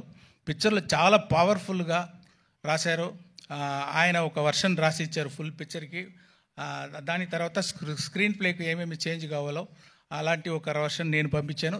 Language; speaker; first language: Telugu; non-native, local second language; Tamil